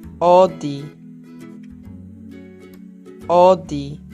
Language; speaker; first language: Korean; non-native, fluent; Polish